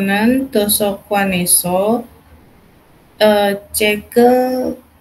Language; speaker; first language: Korean; non-native, learner; Indonesian